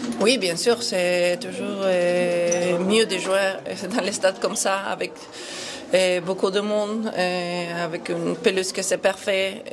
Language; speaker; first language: French; non-native, fluent; Spanish